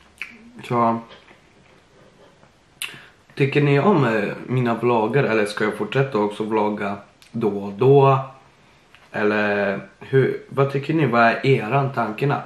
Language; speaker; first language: Swedish; early bilingual, other home language; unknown